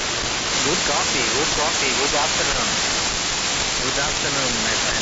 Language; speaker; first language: English; non-native, learner; Spanish